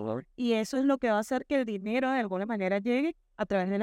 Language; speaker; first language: Spanish; native; Spanish